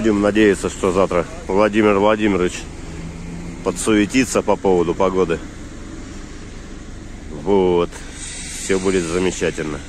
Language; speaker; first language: Russian; native; Russian